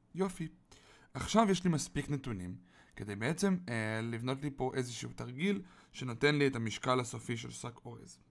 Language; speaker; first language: Hebrew; native; Hebrew